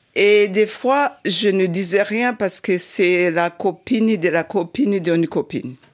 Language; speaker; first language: French; non-native, fluent; Shona